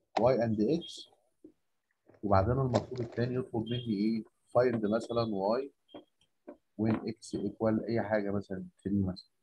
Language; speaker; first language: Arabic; native; Arabic